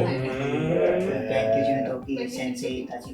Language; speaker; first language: Japanese; non-native, learner; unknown